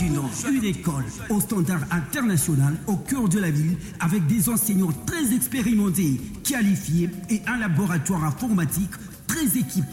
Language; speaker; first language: French; non-native, local second language; Swahili